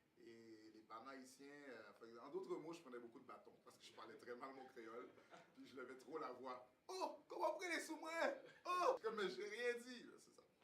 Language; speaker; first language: French; early bilingual, other home language; Haitian Creole